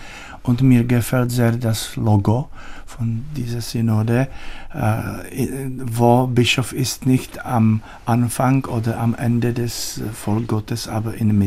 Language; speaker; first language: German; non-native, learner; Czech